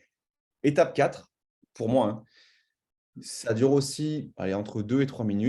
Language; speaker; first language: French; native; French